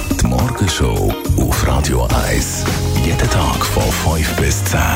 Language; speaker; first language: German; native; German